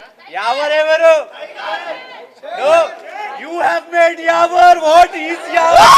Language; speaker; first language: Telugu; non-native, learner; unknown